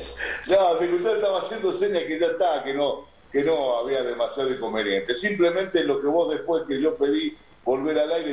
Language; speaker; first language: Spanish; native; Spanish